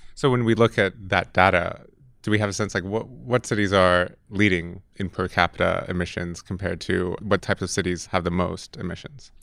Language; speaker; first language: English; native; English